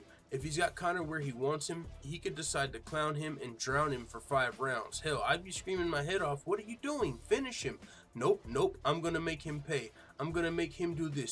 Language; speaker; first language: English; native; English